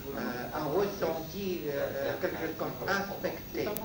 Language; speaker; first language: French; non-native, fluent; Russian